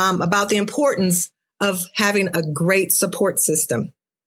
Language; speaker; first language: English; native; English